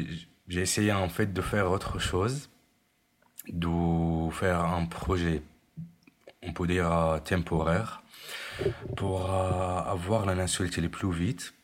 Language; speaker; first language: French; non-native, fluent; Arabic